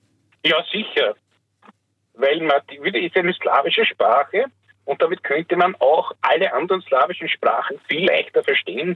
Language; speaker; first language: German; native; German